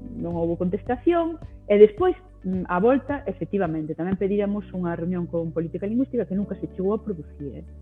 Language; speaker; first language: Galician; native; Galician